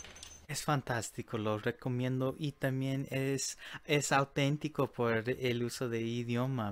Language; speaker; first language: Spanish; early bilingual, heritage; Spanish